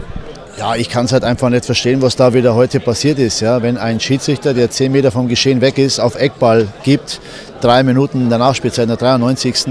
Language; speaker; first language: German; native; German